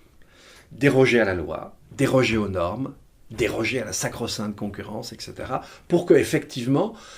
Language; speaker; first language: French; native; French